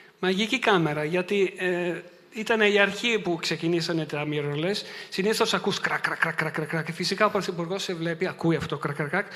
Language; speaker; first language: Greek; non-native, fluent; Italian